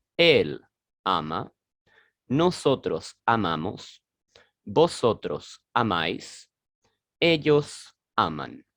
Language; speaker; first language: Spanish; non-native, learner; French